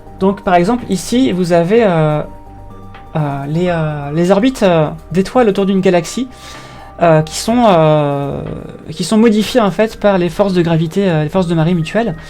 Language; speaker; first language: French; native; French